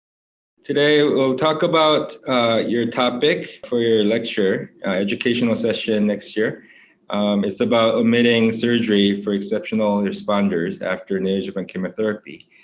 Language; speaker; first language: English; non-native, fluent; Korean